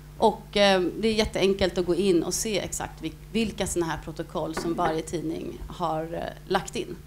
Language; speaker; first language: Swedish; native; Swedish